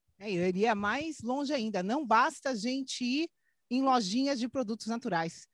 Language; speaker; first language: Portuguese; native; Portuguese